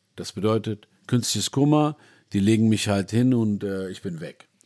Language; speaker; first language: German; native; German